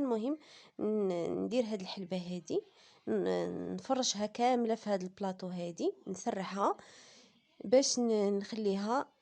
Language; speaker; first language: Arabic; native; Arabic